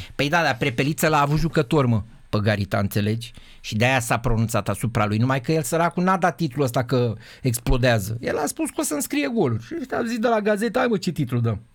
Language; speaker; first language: Romanian; native; Romanian